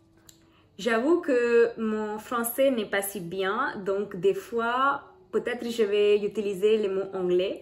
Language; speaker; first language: French; non-native, learner; Hindi